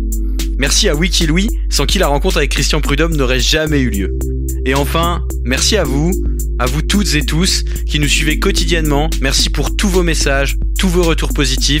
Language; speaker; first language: French; native; French